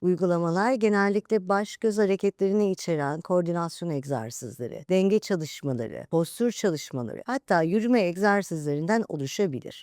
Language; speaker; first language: Turkish; native; Turkish